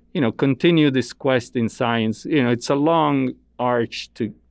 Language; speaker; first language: English; non-native, fluent; Italian